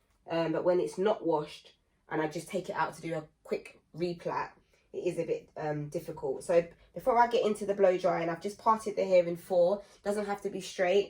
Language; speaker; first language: English; native; English